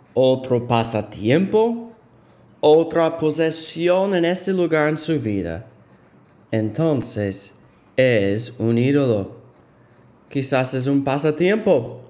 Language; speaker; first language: Spanish; non-native, fluent; English